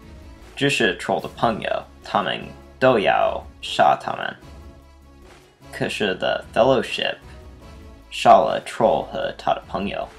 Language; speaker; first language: Chinese; non-native, learner; English